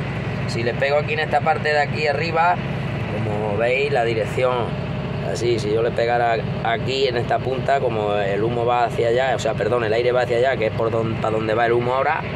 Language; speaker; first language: Spanish; native; Spanish